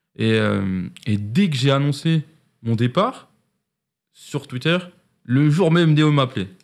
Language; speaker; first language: French; native; French